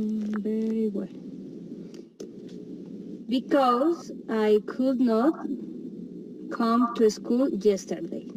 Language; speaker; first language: English; non-native, learner; Spanish